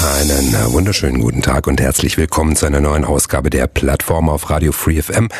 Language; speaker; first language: German; native; German